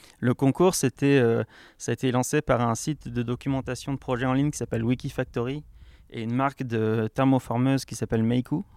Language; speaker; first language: French; native; French